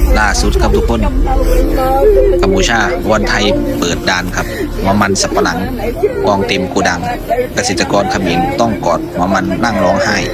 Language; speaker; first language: Thai; native; Thai